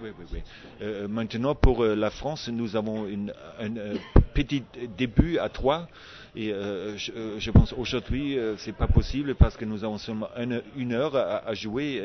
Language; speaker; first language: French; non-native, fluent; German